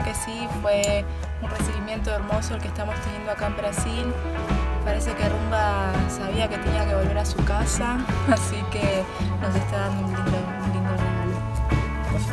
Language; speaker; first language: Spanish; native; Spanish